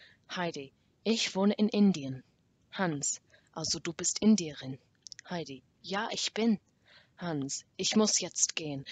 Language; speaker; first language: German; non-native, learner; English